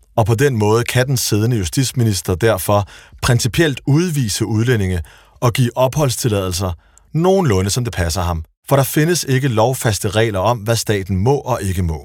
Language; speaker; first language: Danish; early bilingual, other home language; Arabic